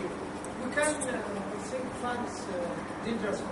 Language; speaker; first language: English; non-native, learner; Arabic